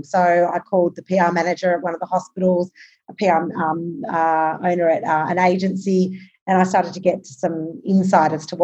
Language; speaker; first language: English; native; English